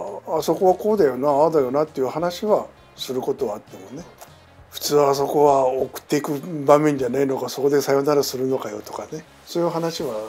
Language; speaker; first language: Japanese; native; Japanese